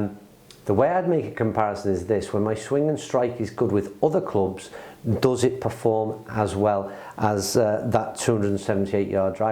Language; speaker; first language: English; native; English